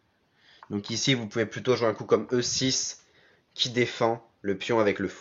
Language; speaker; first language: French; native; French